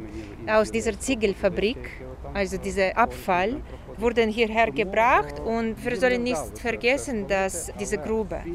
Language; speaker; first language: German; non-native, fluent; Ukrainian